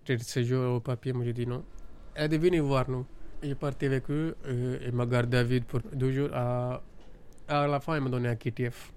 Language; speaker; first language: French; non-native, learner; Punjabi